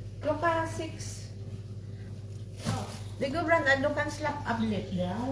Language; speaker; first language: Norwegian; non-native, learner; Filipino